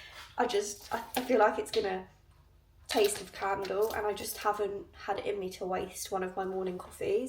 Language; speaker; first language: English; native; English